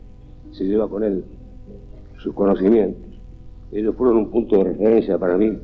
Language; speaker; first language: Spanish; native; Spanish